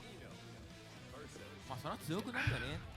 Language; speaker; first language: Japanese; native; Japanese